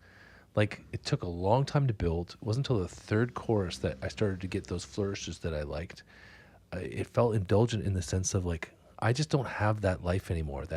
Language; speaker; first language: English; native; English